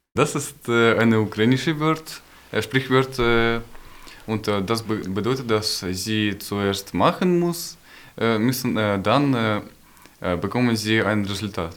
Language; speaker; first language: German; non-native, learner; Ukrainian